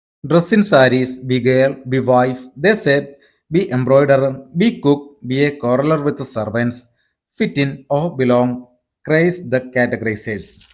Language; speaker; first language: English; non-native, local second language; Malayalam